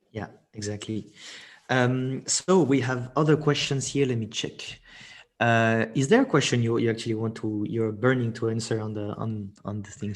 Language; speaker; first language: English; non-native, fluent; French